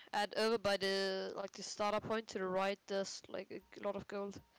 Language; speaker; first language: English; non-native, fluent; Danish